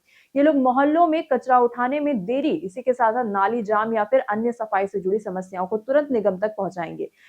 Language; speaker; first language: Hindi; native; Hindi